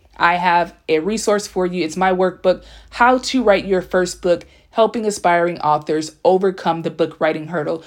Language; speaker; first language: English; native; English